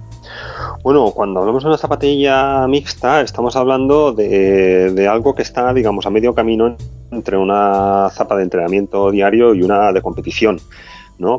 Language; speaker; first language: Spanish; native; Spanish